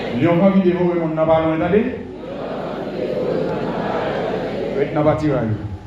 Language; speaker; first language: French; non-native, local second language; Haitian Creole